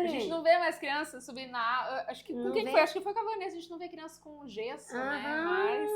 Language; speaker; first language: Portuguese; native; Portuguese